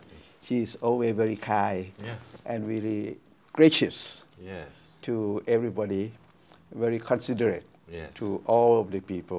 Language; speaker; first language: English; non-native, fluent; Thai